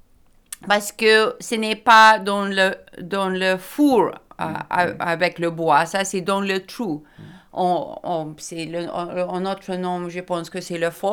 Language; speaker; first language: French; non-native, learner; Lithuanian